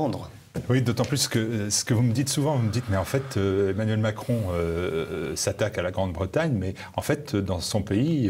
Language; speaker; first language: French; native; French